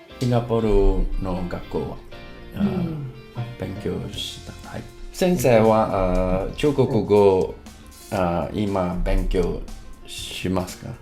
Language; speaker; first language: Japanese; non-native, learner; English